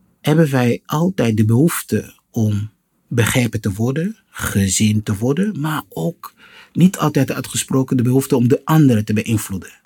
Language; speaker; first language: Dutch; non-native, fluent; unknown